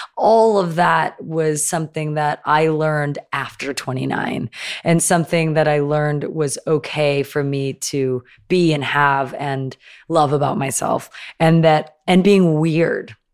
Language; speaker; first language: English; native; English